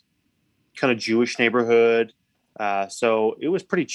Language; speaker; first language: English; native; English